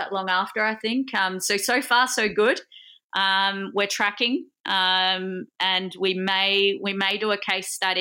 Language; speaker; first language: English; native; English